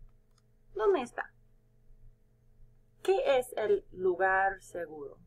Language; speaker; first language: Spanish; non-native, fluent; English